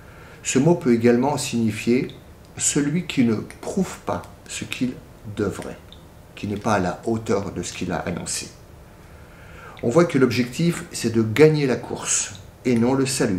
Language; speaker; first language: French; native; French